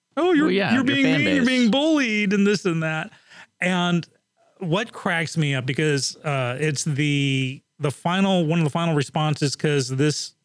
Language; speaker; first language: English; native; English